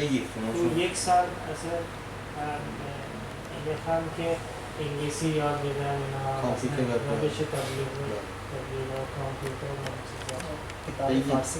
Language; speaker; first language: Persian; non-native, fluent; Urdu